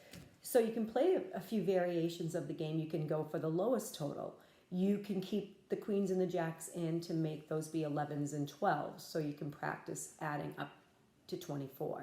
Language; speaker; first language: English; native; English